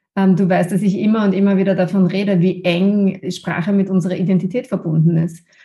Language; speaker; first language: German; native; German